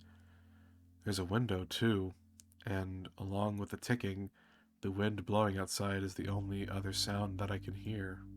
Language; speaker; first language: English; native; English